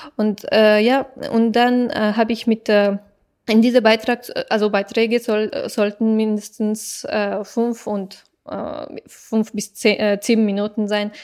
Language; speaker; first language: German; non-native, fluent; Persian